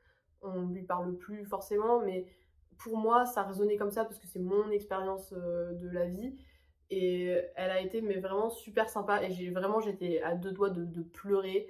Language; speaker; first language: French; native; French